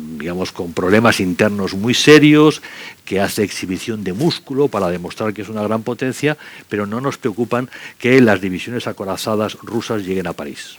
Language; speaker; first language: Spanish; native; Spanish